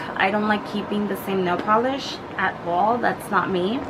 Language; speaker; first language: English; native; English